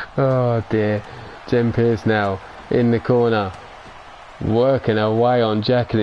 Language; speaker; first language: English; native; English